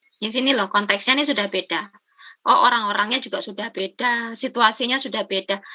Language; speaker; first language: Indonesian; non-native, local second language; Javanese